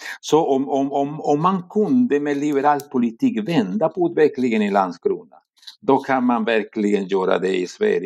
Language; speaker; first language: Swedish; non-native, fluent; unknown